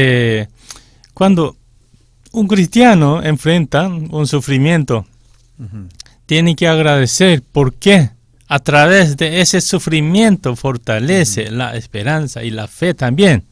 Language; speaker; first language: Spanish; non-native, fluent; Korean